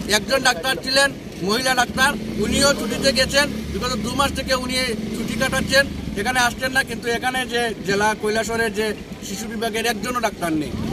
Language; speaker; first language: Bangla; native; Bangla